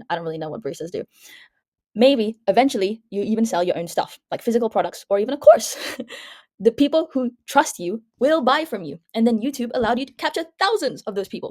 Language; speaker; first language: English; native; English